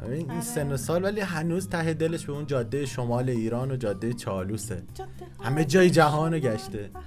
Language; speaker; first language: Persian; native; Persian